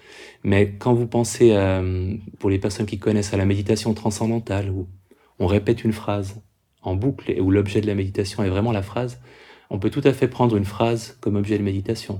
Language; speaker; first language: French; native; French